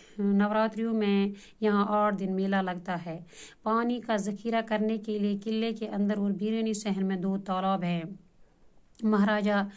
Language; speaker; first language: Urdu; non-native, local second language; Kashmiri